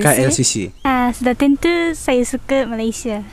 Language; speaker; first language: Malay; non-native, learner; Japanese